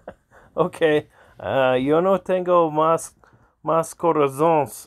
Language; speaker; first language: Spanish; non-native, learner; English